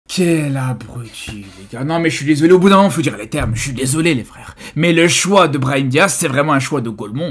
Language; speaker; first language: French; native; French